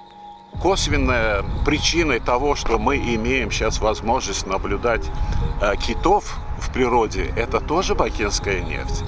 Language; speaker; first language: Russian; native; Russian